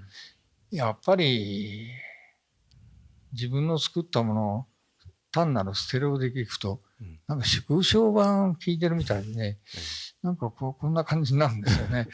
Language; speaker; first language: Japanese; native; Japanese